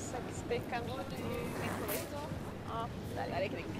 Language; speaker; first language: Swedish; native; Swedish